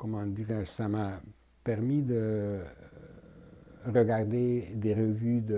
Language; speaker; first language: French; non-native, fluent; Hungarian